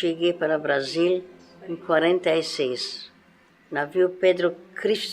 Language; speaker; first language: Portuguese; non-native, fluent; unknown